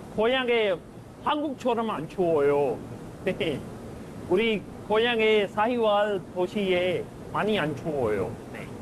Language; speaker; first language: Korean; non-native, learner; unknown